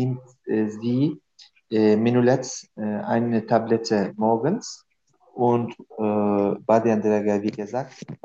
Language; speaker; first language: German; non-native, learner; Turkish